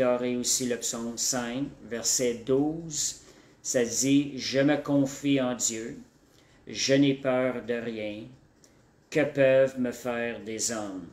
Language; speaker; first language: French; native; French